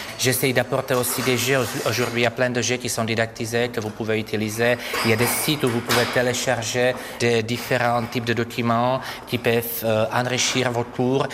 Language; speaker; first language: French; non-native, fluent; Czech